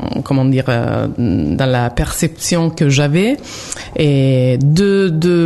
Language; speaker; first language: French; non-native, fluent; Italian